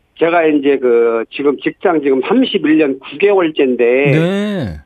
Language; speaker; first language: Korean; native; Korean